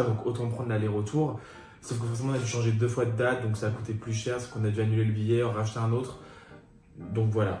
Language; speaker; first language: French; native; French